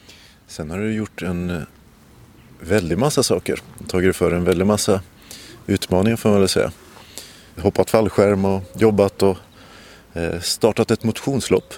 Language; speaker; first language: Swedish; native; Swedish